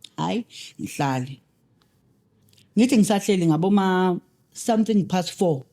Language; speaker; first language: Zulu; native; Zulu